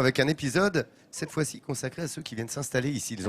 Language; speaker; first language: French; native; French